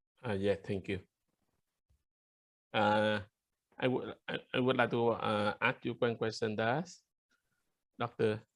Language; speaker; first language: English; non-native, learner; Vietnamese